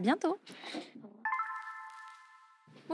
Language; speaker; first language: French; native; French